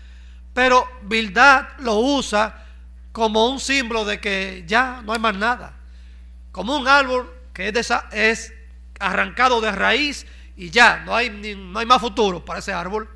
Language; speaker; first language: Spanish; native; Spanish